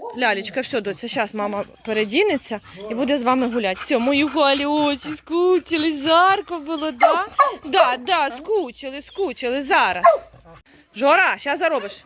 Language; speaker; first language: Ukrainian; native; Ukrainian